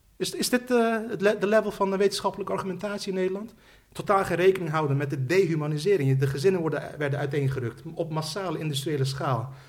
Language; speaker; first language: Dutch; early bilingual, other home language; Turkish